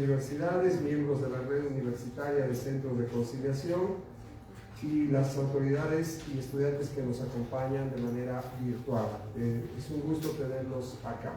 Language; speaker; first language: Spanish; native; Spanish